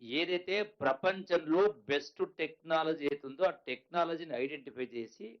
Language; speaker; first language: Telugu; native; Telugu